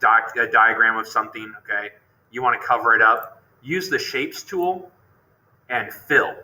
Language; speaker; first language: English; native; English